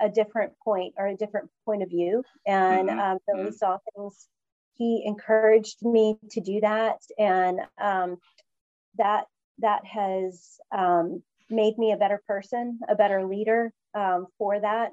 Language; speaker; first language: English; native; English